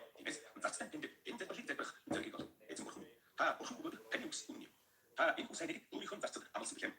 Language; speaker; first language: Mongolian; native; Mongolian